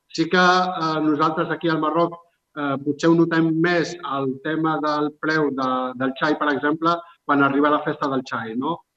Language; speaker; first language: Catalan; non-native, fluent; Arabic